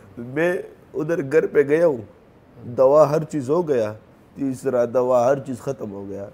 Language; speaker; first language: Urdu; non-native, local second language; Pashto